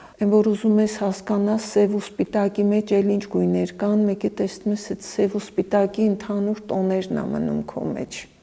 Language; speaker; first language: Armenian; native; Armenian